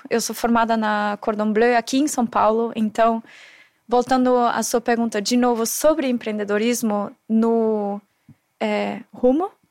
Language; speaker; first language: Portuguese; non-native, fluent; German